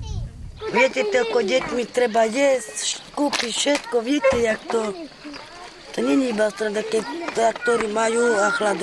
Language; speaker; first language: Slovak; non-native, local second language; Hungarian